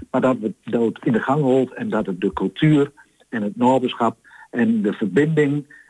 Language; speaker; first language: Dutch; native; Dutch